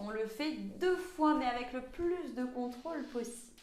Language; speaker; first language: French; native; French